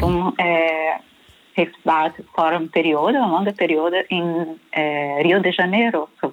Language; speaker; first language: Dutch; non-native, fluent; Portuguese